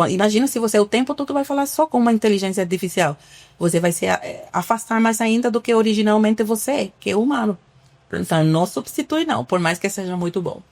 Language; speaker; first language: Portuguese; non-native, fluent; Spanish